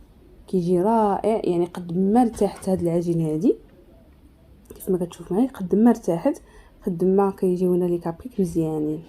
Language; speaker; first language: Arabic; native; Arabic